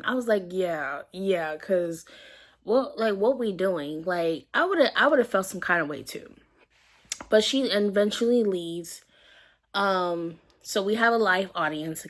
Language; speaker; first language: English; native; English